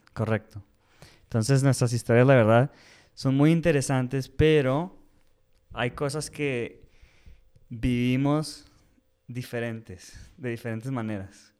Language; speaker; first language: Spanish; early bilingual, heritage; Spanish